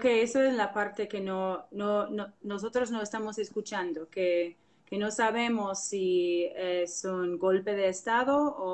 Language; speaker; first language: Spanish; non-native, fluent; English